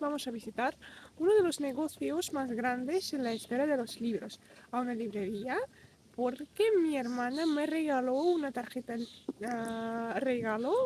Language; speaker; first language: Spanish; non-native, fluent; Russian